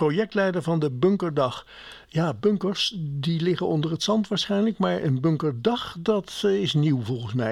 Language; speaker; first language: Dutch; native; Dutch